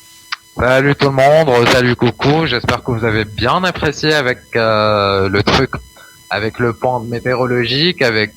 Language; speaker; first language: French; non-native, local second language; Arabic